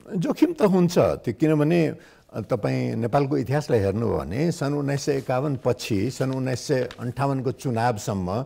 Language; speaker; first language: Nepali; non-native, local second language; Maithili